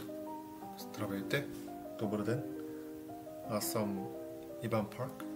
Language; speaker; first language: Bulgarian; non-native, learner; Korean